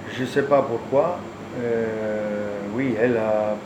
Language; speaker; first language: French; non-native, learner; Italian